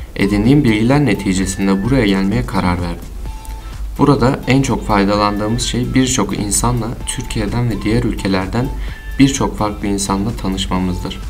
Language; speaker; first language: Turkish; non-native, learner; French